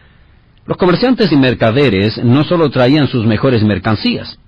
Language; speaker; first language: Spanish; native; Spanish